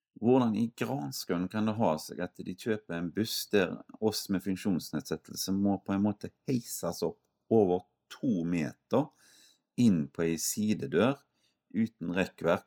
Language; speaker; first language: Norwegian; native; Norwegian